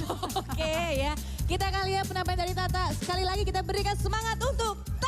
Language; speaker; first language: Indonesian; native; Indonesian